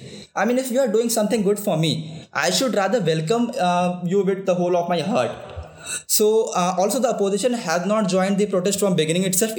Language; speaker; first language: English; non-native, local second language; Hindi